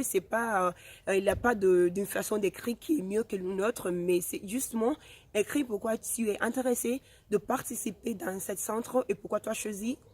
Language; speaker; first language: French; non-native, fluent; Spanish